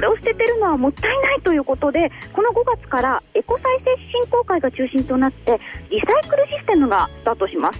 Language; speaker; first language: Japanese; native; Japanese